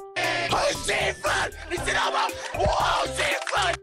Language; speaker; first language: Chinese; non-native, learner; Japanese